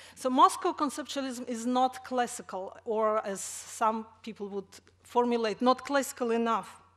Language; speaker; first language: English; non-native, fluent; Russian